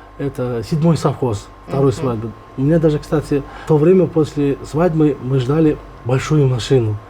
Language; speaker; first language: Russian; non-native, local second language; Turkmen